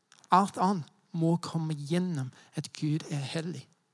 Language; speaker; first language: Norwegian; non-native, fluent; English